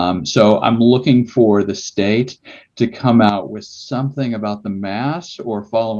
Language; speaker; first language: English; native; English